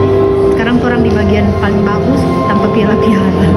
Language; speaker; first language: Indonesian; non-native, local second language; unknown